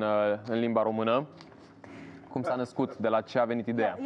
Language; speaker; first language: Romanian; native; Romanian